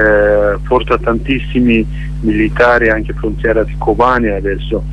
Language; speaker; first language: Italian; non-native, learner; Kurdish